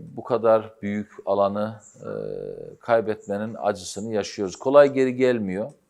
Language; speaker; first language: Turkish; native; Turkish